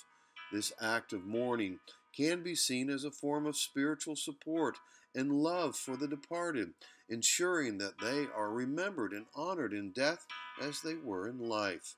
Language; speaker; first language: English; native; English